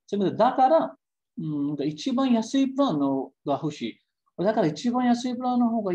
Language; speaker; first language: Japanese; non-native, fluent; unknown